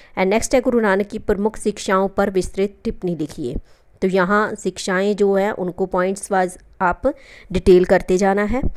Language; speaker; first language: Hindi; non-native, local second language; Punjabi